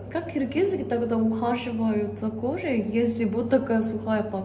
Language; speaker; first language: Russian; non-native, fluent; Korean